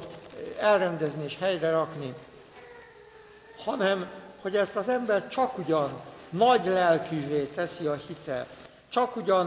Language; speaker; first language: Hungarian; native; Hungarian